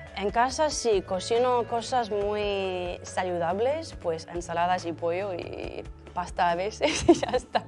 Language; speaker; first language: Spanish; non-native, fluent; English